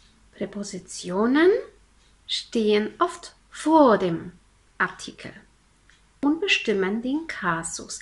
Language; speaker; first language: German; non-native, fluent; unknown